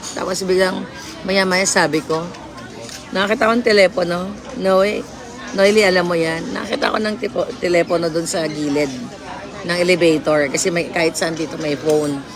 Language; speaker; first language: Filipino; non-native, local second language; Cebuano